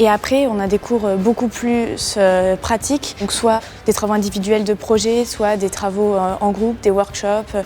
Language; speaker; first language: French; native; French